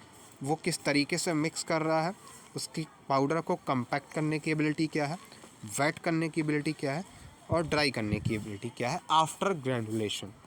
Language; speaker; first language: Hindi; native; Hindi